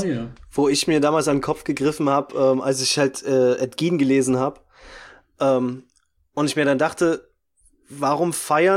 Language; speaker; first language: German; native; German